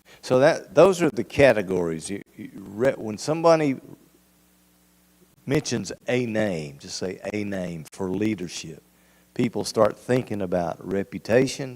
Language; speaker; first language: English; native; English